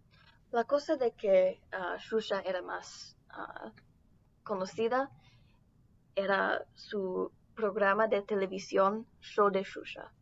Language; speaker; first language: Spanish; non-native, learner; English